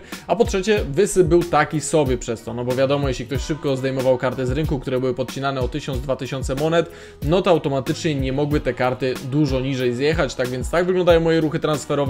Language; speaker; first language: Polish; native; Polish